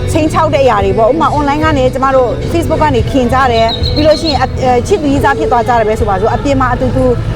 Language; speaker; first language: Burmese; non-native, local second language; Kachin